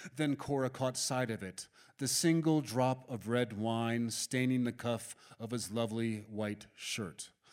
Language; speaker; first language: English; native; English